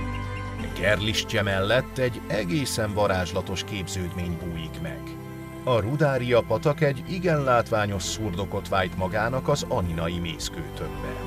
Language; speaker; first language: Hungarian; native; Hungarian